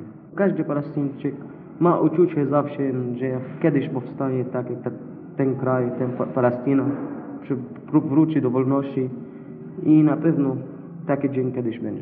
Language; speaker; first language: Polish; non-native, learner; Arabic